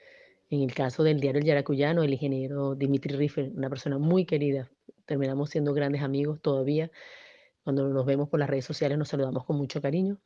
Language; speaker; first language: Spanish; native; Spanish